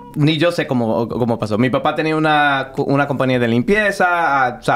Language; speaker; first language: Spanish; early bilingual, heritage; Spanish